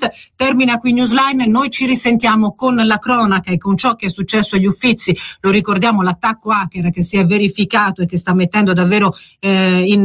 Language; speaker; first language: Italian; native; Italian